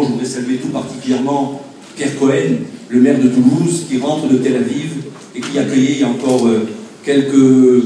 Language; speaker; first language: French; native; French